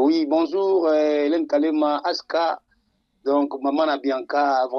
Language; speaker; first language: French; non-native, local second language; Lingala